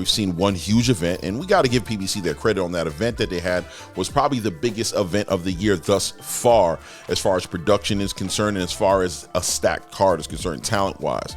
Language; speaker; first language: English; native; English